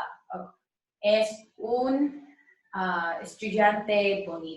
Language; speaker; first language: Spanish; non-native, learner; English